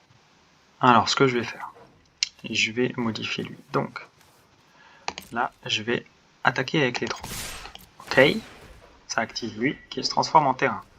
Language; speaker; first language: French; native; French